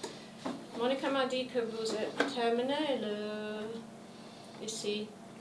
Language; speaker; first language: French; non-native, learner; English